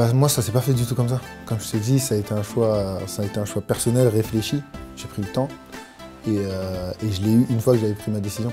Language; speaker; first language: French; native; French